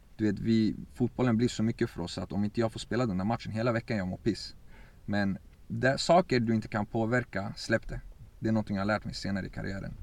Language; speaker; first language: Swedish; early bilingual, other home language; Kurdish